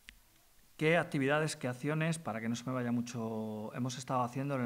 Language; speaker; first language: Spanish; native; Spanish